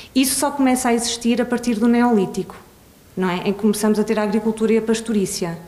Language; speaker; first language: Portuguese; early bilingual, other home language; Swedish